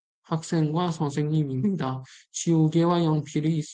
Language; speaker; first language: Korean; non-native, fluent; Uzbek